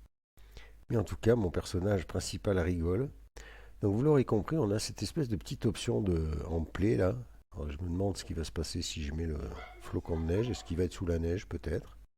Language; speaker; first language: French; native; French